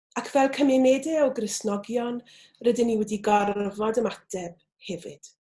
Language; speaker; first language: Welsh; native; Welsh